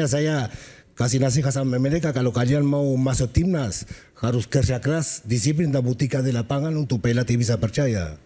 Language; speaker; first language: Indonesian; non-native, fluent; Spanish